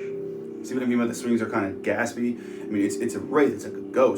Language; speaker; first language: English; native; English